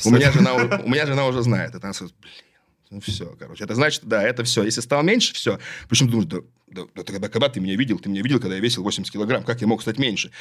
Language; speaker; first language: Russian; native; Russian